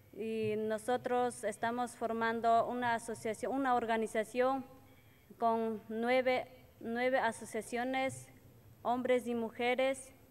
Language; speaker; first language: Spanish; non-native, local second language; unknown